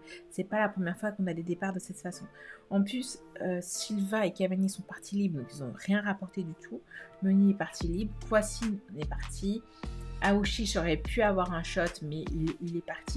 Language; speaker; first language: French; native; French